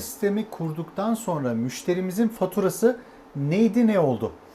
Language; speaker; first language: Turkish; native; Turkish